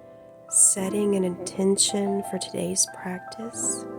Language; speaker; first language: English; native; English